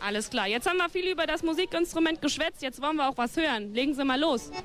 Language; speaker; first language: German; native; German